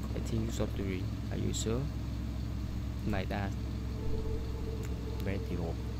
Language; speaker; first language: English; non-native, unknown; Vietnamese